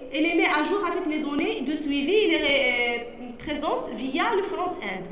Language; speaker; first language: French; non-native, local second language; Arabic